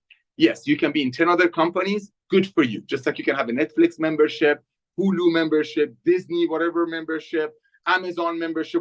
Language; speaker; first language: English; native; English